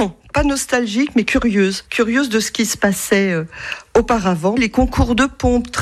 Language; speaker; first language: French; native; French